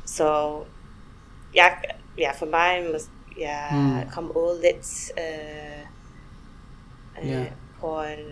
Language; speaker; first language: Danish; non-native, fluent; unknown